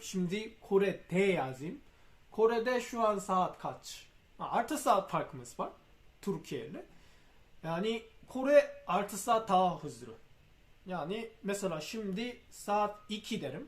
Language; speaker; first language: Turkish; non-native, fluent; Korean